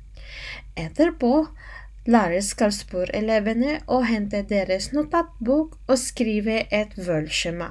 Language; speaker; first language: Norwegian; non-native, learner; Filipino